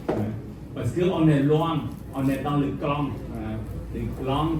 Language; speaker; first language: French; non-native, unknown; Khmer